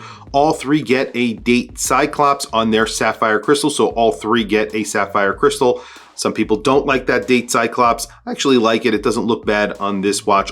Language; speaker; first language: English; native; English